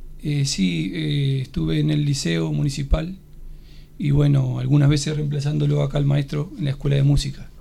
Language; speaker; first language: Spanish; native; Spanish